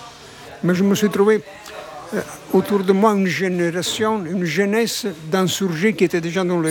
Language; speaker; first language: French; non-native, fluent; Italian